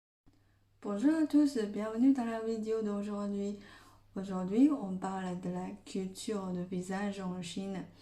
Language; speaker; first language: French; non-native, fluent; Chinese